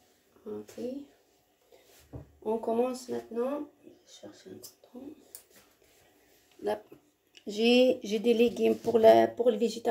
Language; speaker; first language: French; non-native, learner; Arabic